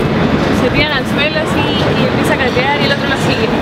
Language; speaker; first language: Spanish; native; Spanish